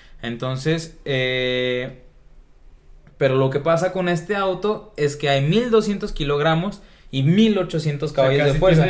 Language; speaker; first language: Spanish; native; Spanish